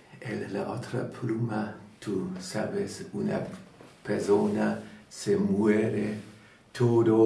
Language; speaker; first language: Spanish; non-native, learner; German